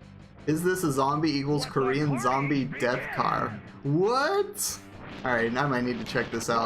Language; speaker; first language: English; native; English